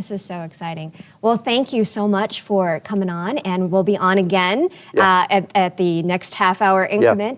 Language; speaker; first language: English; native; English